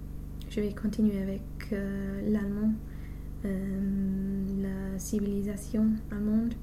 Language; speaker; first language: French; non-native, fluent; English